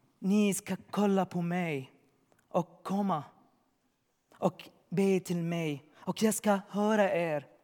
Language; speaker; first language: Swedish; non-native, learner; Arabic